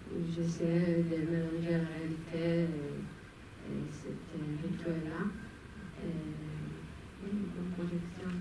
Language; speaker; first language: French; non-native, fluent; Hebrew